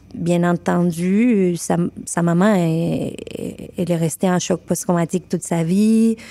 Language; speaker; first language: French; non-native, fluent; Spanish